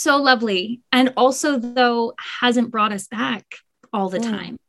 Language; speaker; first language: English; native; English